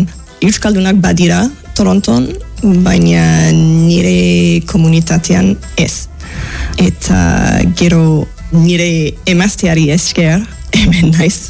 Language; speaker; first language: Basque; non-native, fluent; English